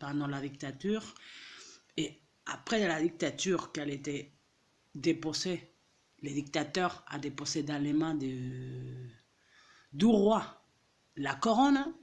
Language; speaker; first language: French; non-native, fluent; Catalan